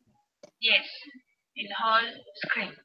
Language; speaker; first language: English; non-native, learner; Spanish